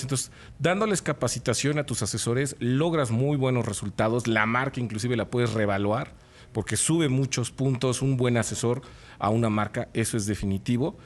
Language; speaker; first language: Spanish; native; Spanish